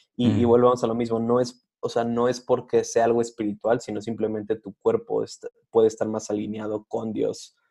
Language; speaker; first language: Spanish; native; Spanish